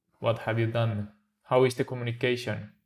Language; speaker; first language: English; non-native, fluent; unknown